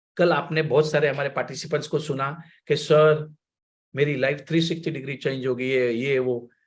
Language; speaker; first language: Hindi; non-native, local second language; Gujarati